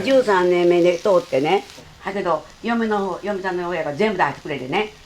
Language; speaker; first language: Japanese; native; Japanese